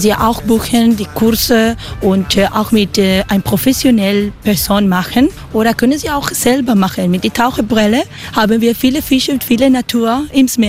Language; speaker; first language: German; non-native, learner; Spanish